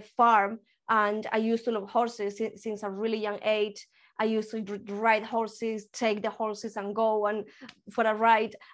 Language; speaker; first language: English; early bilingual, other home language; Spanish